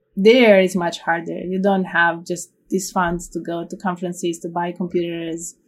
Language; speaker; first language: English; non-native, fluent; Romanian